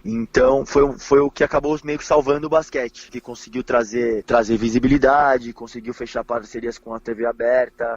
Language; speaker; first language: Portuguese; native; Portuguese